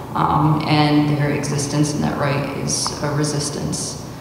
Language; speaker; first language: English; early bilingual, other home language; Arabic